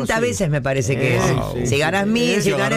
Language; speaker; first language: Spanish; native; Spanish